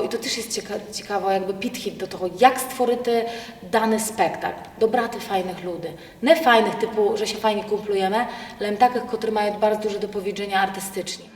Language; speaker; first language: Polish; non-native, local second language; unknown